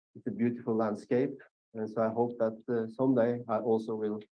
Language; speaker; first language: English; non-native, fluent; Norwegian